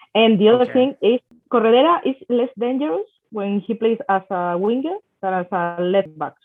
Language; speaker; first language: English; non-native, fluent; Spanish